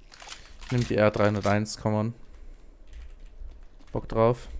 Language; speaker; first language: German; native; German